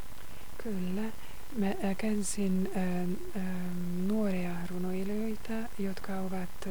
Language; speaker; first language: Finnish; non-native, fluent; Hungarian